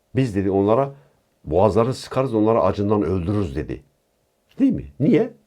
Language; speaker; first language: Turkish; non-native, local second language; Kurdish